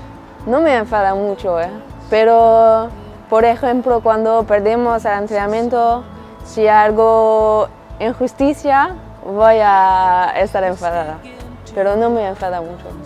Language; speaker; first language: Spanish; non-native, learner; French